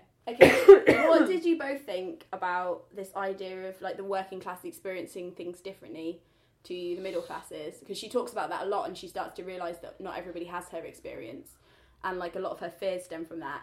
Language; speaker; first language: English; native; English